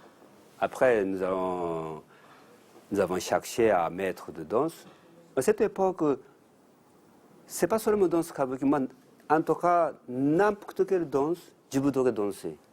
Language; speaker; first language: French; non-native, learner; Japanese